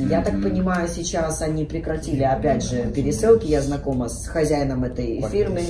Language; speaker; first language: Russian; native; Russian